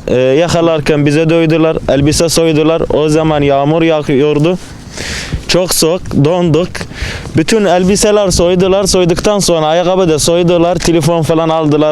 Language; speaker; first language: Turkish; non-native, learner; Arabic